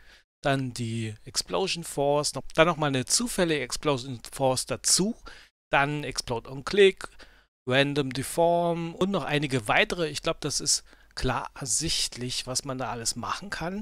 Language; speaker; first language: German; native; German